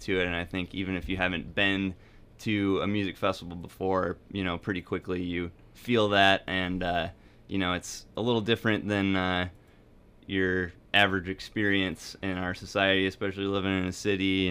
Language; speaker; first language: English; native; English